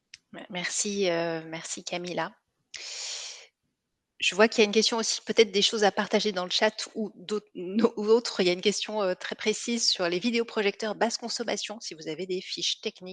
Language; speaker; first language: French; native; French